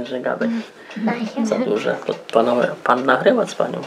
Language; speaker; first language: Polish; non-native, local second language; Rusyn